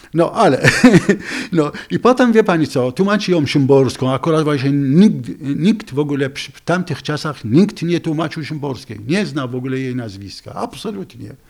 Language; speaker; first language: Polish; non-native, fluent; Arabic